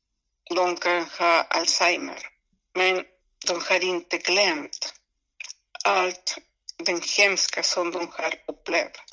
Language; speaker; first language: Swedish; non-native, fluent; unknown